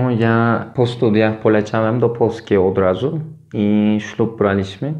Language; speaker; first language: Polish; non-native, fluent; Turkish